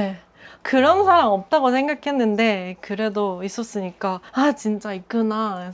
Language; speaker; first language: Korean; non-native, fluent; Japanese